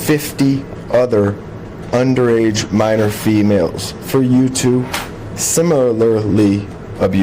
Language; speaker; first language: English; native; English